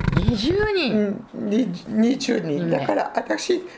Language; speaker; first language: Japanese; non-native, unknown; French